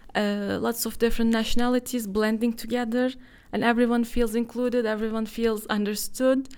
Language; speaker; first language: English; non-native, fluent; Turkish